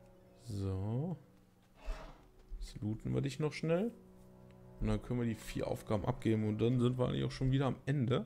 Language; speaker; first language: German; native; German